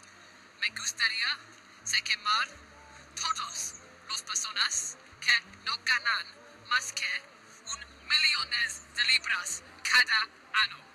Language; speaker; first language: Spanish; non-native, learner; English